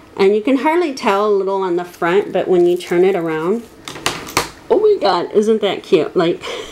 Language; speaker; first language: English; native; English